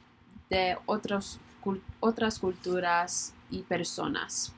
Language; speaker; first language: Spanish; non-native, learner; English